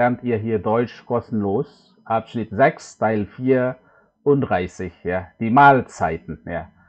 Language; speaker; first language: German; non-native, fluent; Indonesian